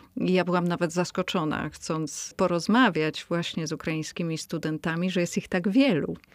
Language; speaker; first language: Polish; native; Polish